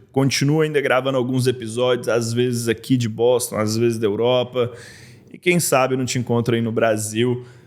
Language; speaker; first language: Portuguese; native; Portuguese